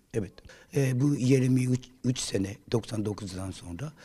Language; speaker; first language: Turkish; non-native, learner; Japanese